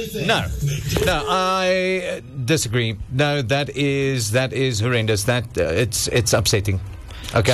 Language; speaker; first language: English; non-native, local second language; Afrikaans